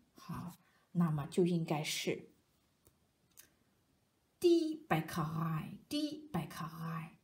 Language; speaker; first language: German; non-native, fluent; Chinese